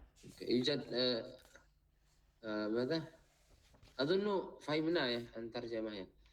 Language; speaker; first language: Arabic; non-native, fluent; Indonesian